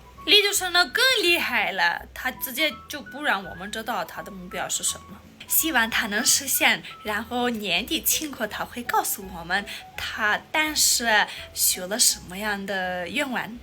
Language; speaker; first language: Chinese; non-native, fluent; Armenian